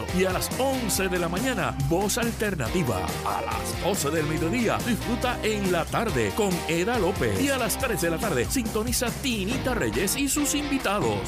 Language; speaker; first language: Spanish; native; Spanish